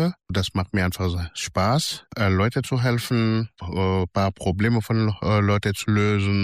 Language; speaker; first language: German; non-native, learner; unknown